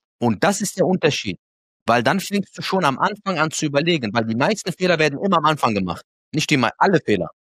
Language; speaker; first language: German; early bilingual, other home language; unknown